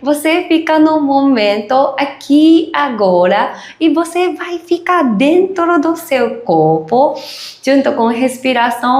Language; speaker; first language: Portuguese; non-native, learner; Japanese